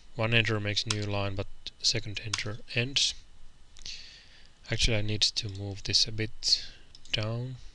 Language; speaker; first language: English; non-native, fluent; Finnish